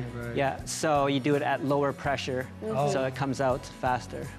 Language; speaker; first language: English; native; English